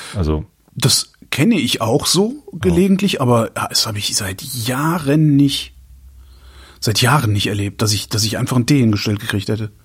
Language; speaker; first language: German; native; German